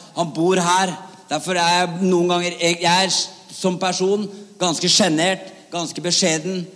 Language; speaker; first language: Norwegian; native; Norwegian